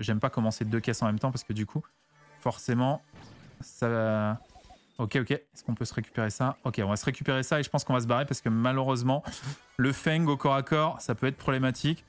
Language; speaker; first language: French; native; French